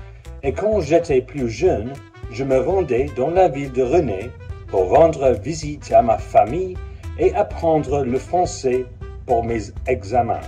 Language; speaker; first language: French; non-native, learner; English